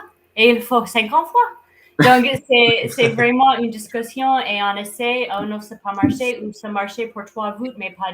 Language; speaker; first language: French; non-native, fluent; English